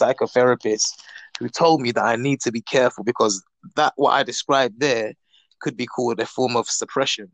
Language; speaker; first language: English; native; English